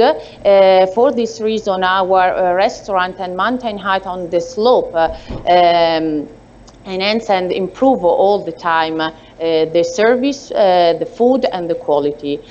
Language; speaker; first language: English; non-native, learner; Italian